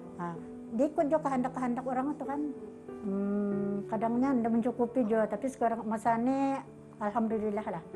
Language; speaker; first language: Malay; native; Malay